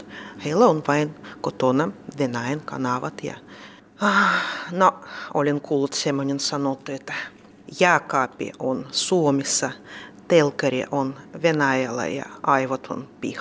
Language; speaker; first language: Finnish; non-native, learner; Russian